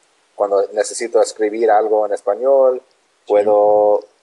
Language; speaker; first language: Spanish; non-native, learner; English